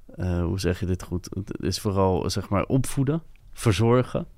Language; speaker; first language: Dutch; non-native, local second language; French